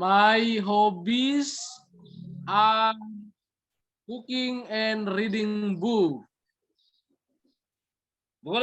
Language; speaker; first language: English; non-native, learner; Indonesian